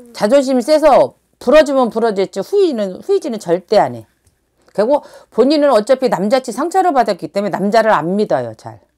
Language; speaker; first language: Korean; native; Korean